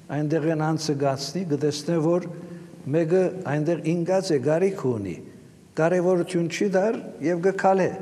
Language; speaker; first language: Armenian; native; Armenian